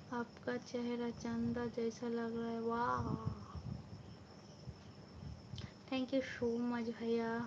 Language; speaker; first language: Hindi; non-native, local second language; Bangla